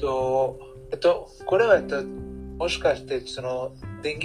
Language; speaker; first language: Japanese; non-native, learner; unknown